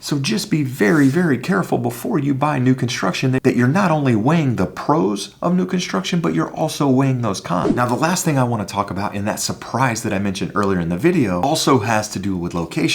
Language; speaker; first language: English; native; English